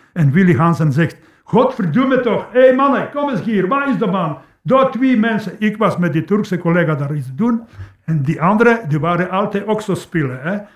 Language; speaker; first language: Dutch; non-native, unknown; Polish